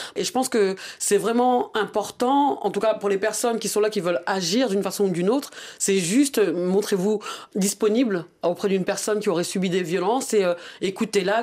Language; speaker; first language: French; early bilingual, other home language; Bambara